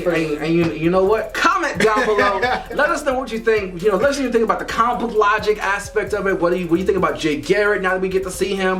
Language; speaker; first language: English; native; English